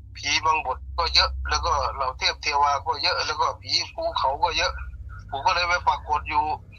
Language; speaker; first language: Thai; non-native, local second language; Northeastern Thai